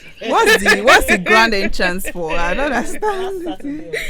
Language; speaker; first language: English; non-native, local second language; Yoruba